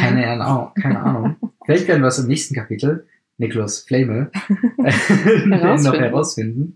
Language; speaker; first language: German; native; German